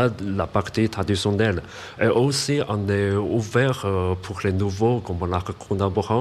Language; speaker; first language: French; non-native, learner; Chinese